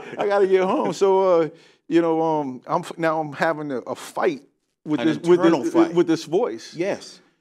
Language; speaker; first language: English; native; English